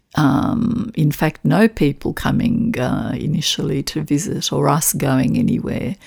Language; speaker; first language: English; non-native, fluent; Macedonian